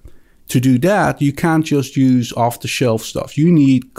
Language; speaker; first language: English; non-native, fluent; Dutch